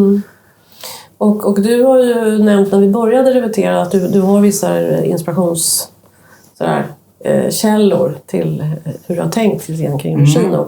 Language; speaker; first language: Swedish; native; Swedish